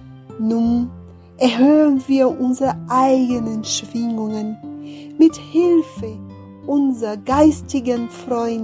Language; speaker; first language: German; non-native, fluent; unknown